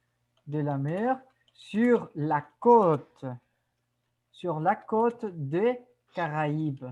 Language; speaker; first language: French; non-native, fluent; Spanish